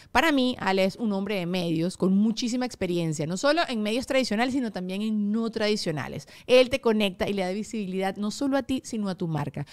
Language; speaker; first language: Spanish; native; Spanish